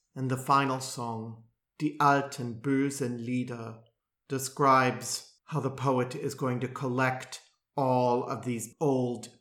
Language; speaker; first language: English; native; English